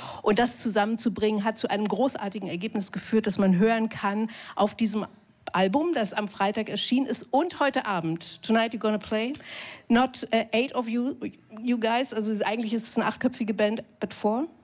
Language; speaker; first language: German; native; German